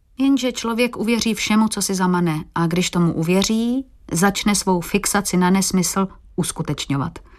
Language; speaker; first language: Czech; early bilingual, heritage; Portuguese